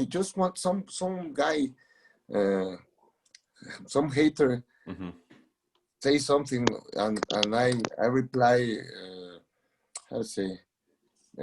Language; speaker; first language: English; non-native, learner; Spanish